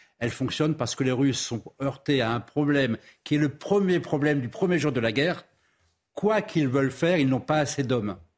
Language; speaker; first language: French; native; French